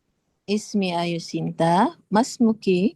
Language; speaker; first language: Arabic; non-native, learner; Indonesian